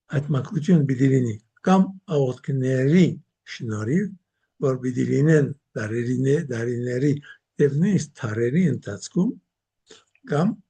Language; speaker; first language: Armenian; early bilingual, heritage; Armenian